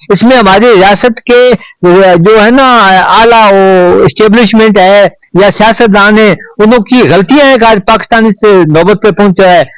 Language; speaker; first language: Urdu; non-native, local second language; Punjabi